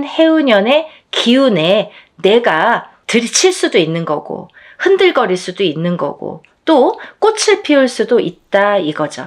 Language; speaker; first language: Korean; native; Korean